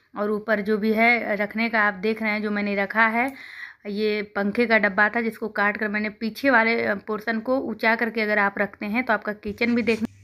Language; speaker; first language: Hindi; native; Hindi